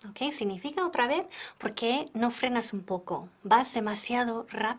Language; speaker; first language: Spanish; non-native, fluent; English